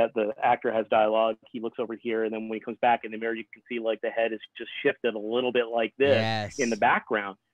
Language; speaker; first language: English; native; English